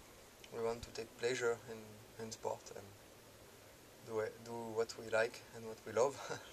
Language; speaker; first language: English; non-native, learner; French